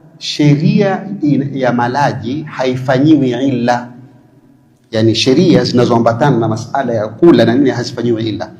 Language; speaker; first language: Swahili; native; Swahili